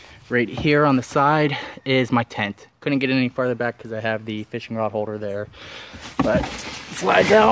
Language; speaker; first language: English; native; English